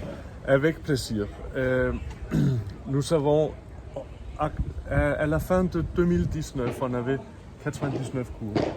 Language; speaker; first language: French; non-native, fluent; Danish